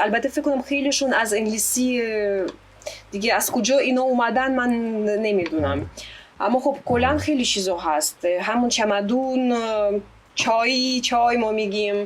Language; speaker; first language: Persian; non-native, fluent; Russian